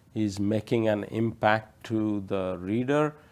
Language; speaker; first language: English; non-native, local second language; Odia